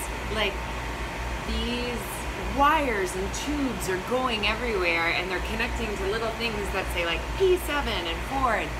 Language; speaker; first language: English; native; English